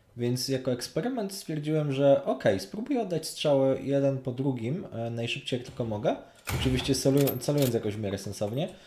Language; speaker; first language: Polish; native; Polish